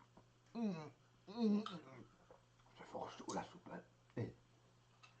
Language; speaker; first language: French; native; French